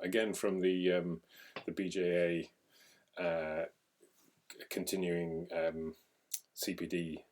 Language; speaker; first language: English; native; English